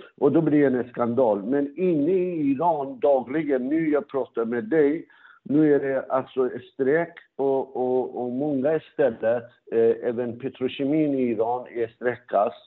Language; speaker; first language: Swedish; non-native, fluent; Persian